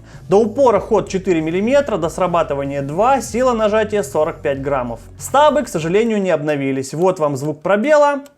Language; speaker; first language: Russian; native; Russian